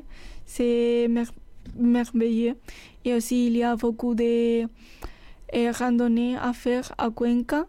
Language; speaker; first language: French; non-native, learner; Spanish